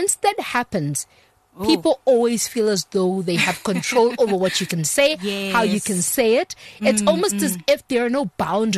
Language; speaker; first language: English; non-native, local second language; Xhosa